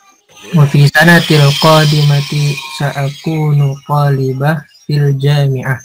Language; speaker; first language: Arabic; non-native, learner; Indonesian